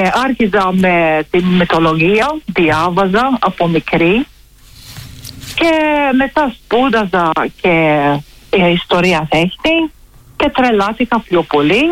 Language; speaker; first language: Greek; non-native, learner; Maltese